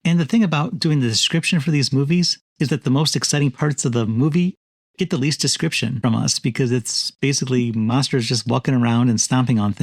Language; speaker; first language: English; native; English